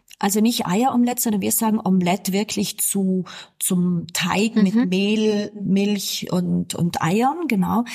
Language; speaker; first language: German; native; German